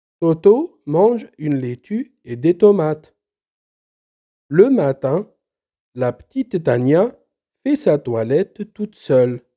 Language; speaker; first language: French; non-native, local second language; Arabic